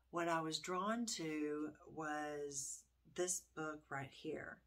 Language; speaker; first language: English; native; English